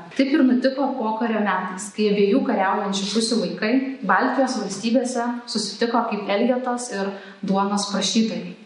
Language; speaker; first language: Lithuanian; native; Lithuanian